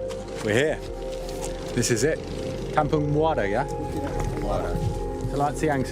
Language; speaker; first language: Indonesian; non-native, learner; English